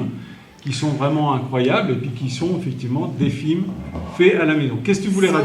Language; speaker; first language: French; native; French